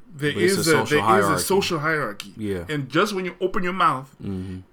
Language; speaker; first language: English; non-native, local second language; Shona